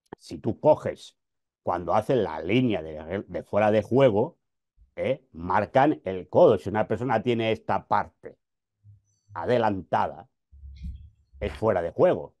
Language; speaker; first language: Spanish; native; Spanish